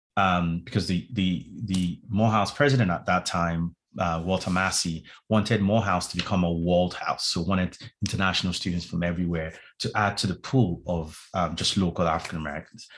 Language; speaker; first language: English; non-native, local second language; Yoruba